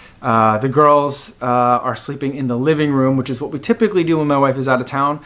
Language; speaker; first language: English; native; English